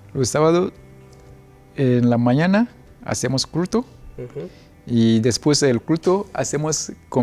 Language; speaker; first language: Spanish; non-native, learner; Ewe